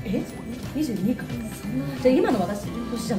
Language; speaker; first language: Japanese; native; Japanese